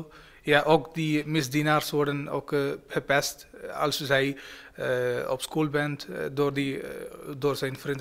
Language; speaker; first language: Dutch; non-native, fluent; Malayalam